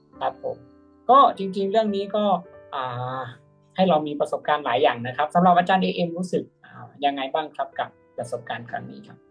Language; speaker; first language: Thai; native; Thai